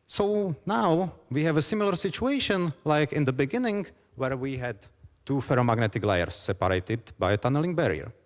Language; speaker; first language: English; non-native, fluent; Czech